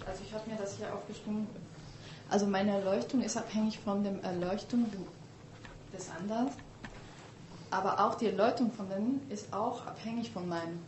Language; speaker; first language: German; non-native, fluent; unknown